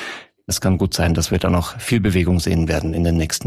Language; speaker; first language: German; native; German